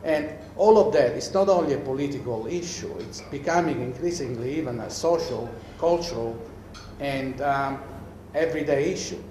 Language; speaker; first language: English; non-native, fluent; Italian